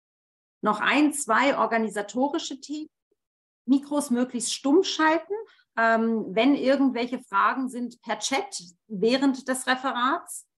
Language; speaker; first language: German; native; German